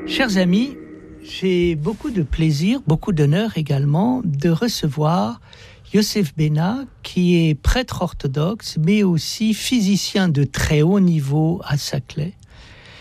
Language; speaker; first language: French; native; French